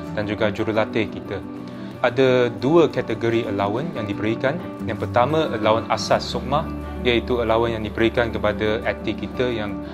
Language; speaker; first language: Malay; non-native, local second language; Chinese